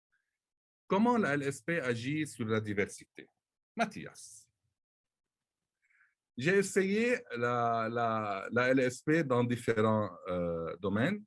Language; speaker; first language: French; non-native, local second language; Arabic